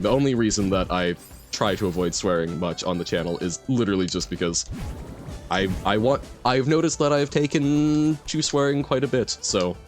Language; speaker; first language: English; native; English